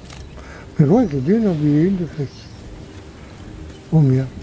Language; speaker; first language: French; native; French